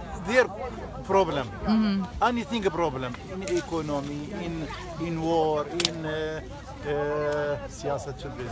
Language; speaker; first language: English; non-native, learner; Kurdish